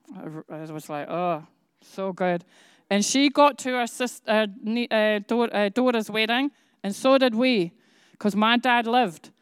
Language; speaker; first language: English; native; English